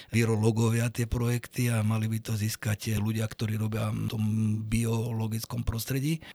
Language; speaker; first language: Slovak; native; Slovak